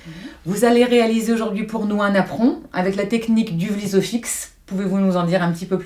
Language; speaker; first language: French; native; French